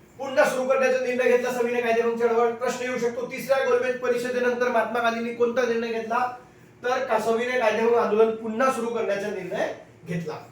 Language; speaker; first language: Marathi; non-native, local second language; Hindi